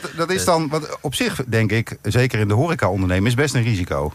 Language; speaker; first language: Dutch; native; Dutch